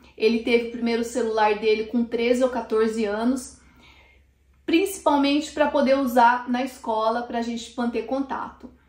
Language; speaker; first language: Portuguese; native; Portuguese